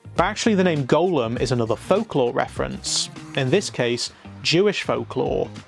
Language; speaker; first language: English; native; English